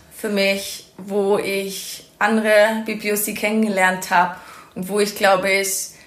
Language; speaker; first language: German; early bilingual, other home language; Persian